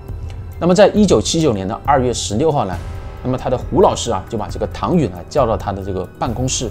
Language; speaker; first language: Chinese; native; Chinese